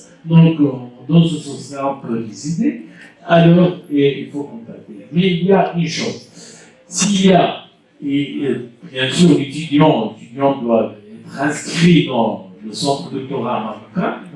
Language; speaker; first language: French; non-native, local second language; Arabic